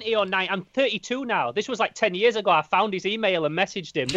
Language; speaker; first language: English; native; English